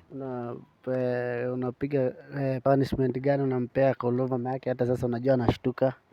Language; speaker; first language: Swahili; native; Swahili